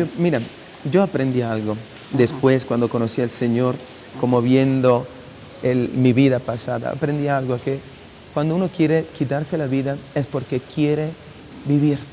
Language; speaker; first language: Spanish; non-native, fluent; Italian